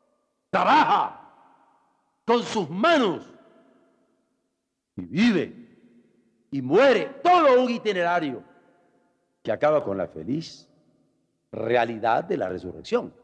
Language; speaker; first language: Spanish; native; Spanish